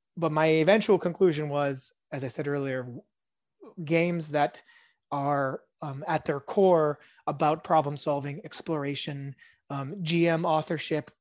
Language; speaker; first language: English; early bilingual, other home language; Hebrew